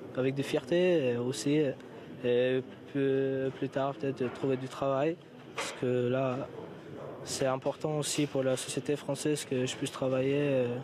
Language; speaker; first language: French; non-native, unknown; Albanian